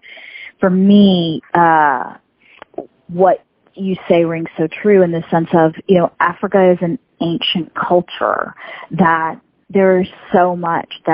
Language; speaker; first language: English; native; English